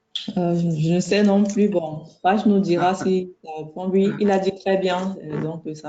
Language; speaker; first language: French; native; French